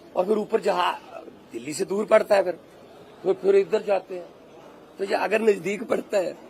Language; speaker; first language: Hindi; non-native, local second language; Punjabi